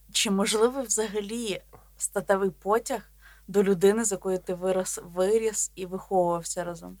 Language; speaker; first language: Ukrainian; native; Ukrainian